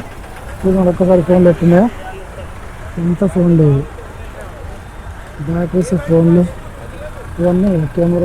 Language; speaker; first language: Telugu; native; Telugu